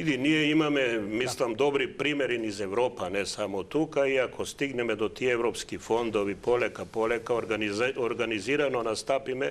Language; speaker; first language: Macedonian; native; Macedonian